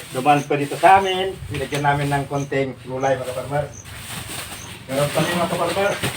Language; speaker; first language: Filipino; non-native, local second language; Cebuano